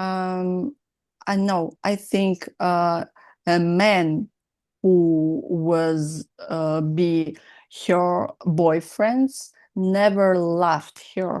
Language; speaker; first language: English; non-native, learner; Russian